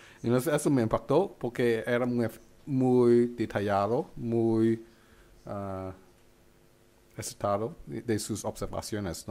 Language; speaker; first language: Spanish; non-native, fluent; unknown